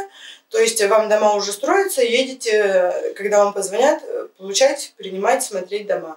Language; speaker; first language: Russian; native; Russian